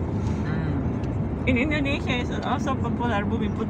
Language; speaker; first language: English; non-native, fluent; Indonesian